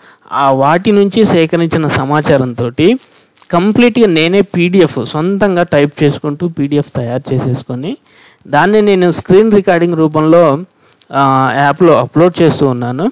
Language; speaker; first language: Telugu; native; Telugu